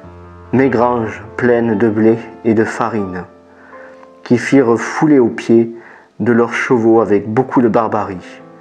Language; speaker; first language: French; native; French